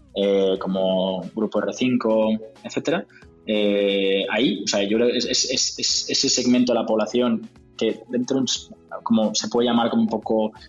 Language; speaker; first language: Spanish; native; Spanish